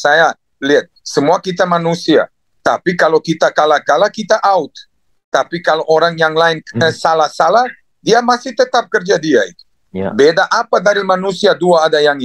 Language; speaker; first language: Indonesian; non-native, fluent; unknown